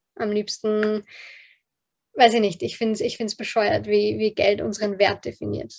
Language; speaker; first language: German; early bilingual, other home language; Polish